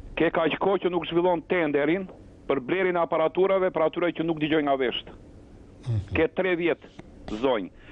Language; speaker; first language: Albanian; native; Albanian